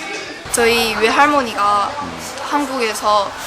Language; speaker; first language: Korean; early bilingual, heritage; Korean